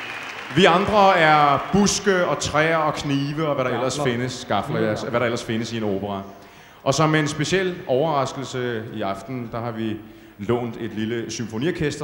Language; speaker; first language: Danish; native; Danish